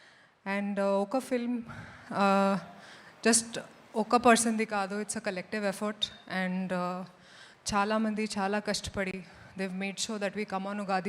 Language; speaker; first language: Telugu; non-native, fluent; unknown